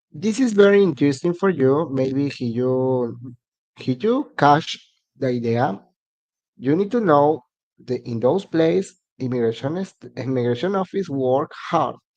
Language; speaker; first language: English; non-native, learner; Spanish